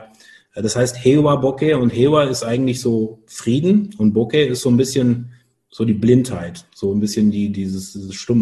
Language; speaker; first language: German; native; German